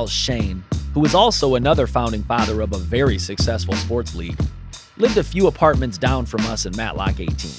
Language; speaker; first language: English; native; English